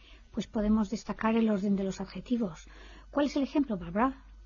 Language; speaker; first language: Spanish; native; Spanish